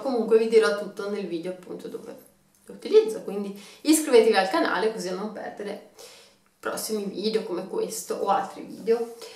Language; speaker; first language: Italian; native; Italian